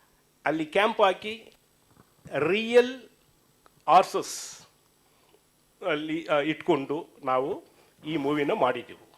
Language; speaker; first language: Kannada; non-native, learner; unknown